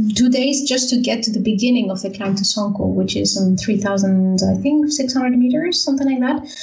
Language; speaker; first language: English; non-native, fluent; Spanish